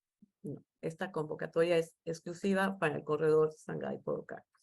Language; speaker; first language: Spanish; native; Spanish